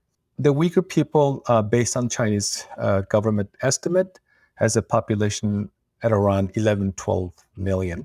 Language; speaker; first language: English; non-native, fluent; Uyghur